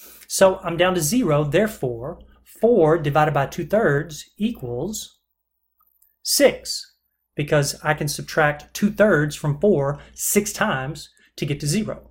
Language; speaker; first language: English; native; English